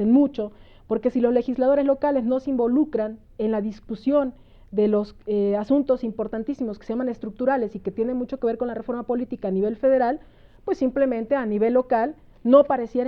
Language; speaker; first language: Spanish; native; Spanish